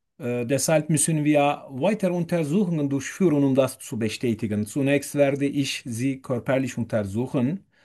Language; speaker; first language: German; non-native, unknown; Turkish